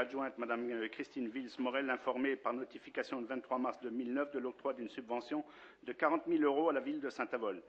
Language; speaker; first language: French; native; French